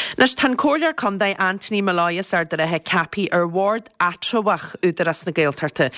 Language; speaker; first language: Irish; native; Irish